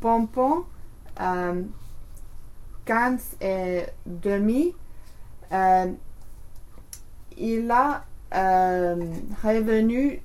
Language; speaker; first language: French; non-native, learner; English